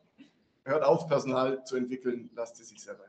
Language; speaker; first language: German; native; German